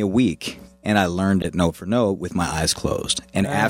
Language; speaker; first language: English; native; English